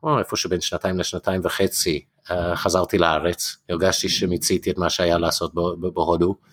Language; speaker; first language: Hebrew; non-native, fluent; English